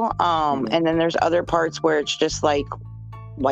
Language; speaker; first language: English; native; English